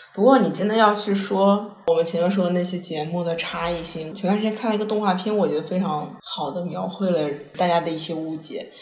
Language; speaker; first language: Chinese; non-native, local second language; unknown